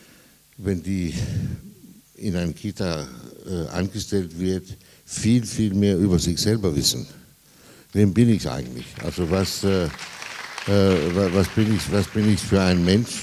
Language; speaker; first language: German; non-native, fluent; Danish